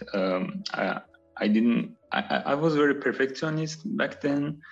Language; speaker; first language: English; non-native, fluent; Azerbaijani